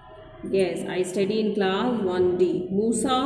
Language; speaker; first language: English; non-native, local second language; Hindi